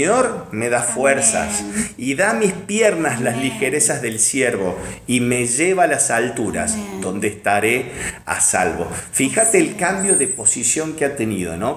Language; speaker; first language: Spanish; native; Spanish